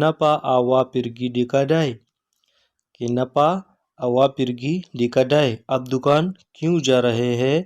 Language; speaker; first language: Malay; non-native, learner; Urdu